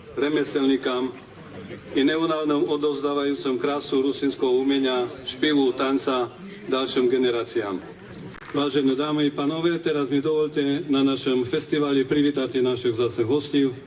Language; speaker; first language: Slovak; non-native, local second language; Rusyn